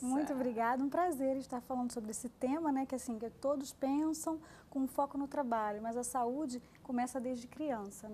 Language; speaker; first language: Portuguese; native; Portuguese